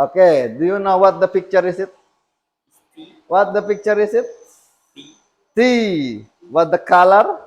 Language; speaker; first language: English; non-native, fluent; Indonesian